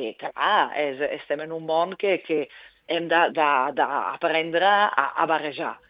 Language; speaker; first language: Catalan; non-native, fluent; Italian